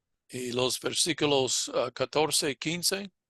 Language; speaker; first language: Spanish; non-native, fluent; English